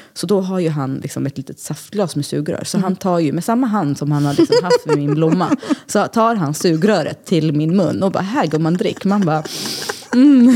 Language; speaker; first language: Swedish; early bilingual, other home language; Greek